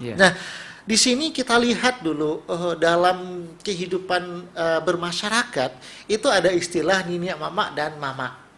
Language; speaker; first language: Indonesian; non-native, local second language; Minangkabau